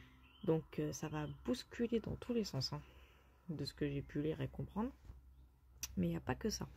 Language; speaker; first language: French; native; French